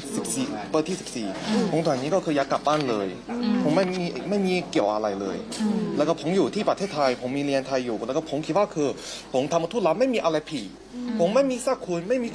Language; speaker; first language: Thai; non-native, learner; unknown